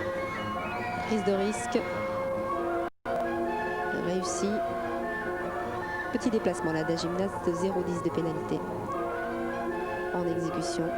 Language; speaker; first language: French; native; French